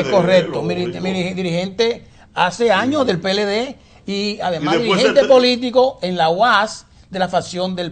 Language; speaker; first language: Spanish; native; Spanish